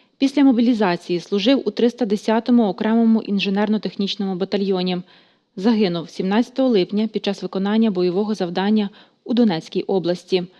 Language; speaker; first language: Ukrainian; native; Ukrainian